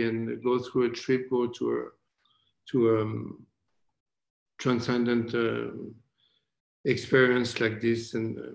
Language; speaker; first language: English; non-native, fluent; French